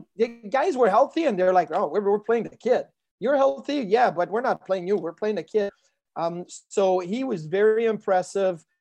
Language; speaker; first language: English; native; English